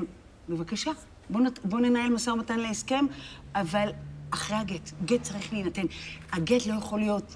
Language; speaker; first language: Hebrew; native; Hebrew